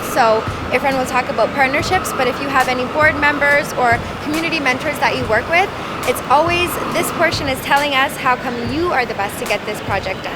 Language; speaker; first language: English; native; English